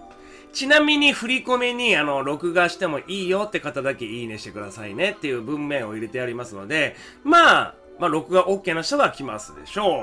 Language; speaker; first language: Japanese; native; Japanese